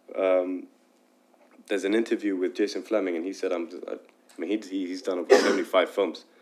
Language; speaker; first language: English; non-native, fluent; Arabic